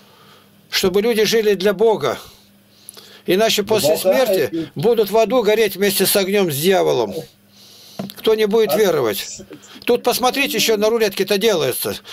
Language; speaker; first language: Russian; native; Russian